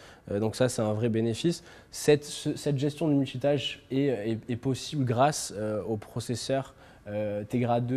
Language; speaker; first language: French; native; French